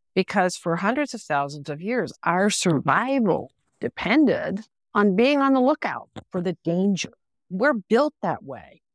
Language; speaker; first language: English; native; English